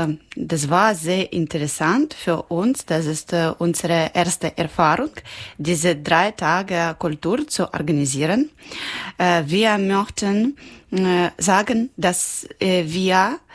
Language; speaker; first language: German; non-native, learner; Ukrainian